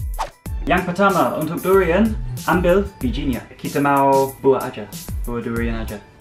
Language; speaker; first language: Indonesian; non-native, fluent; English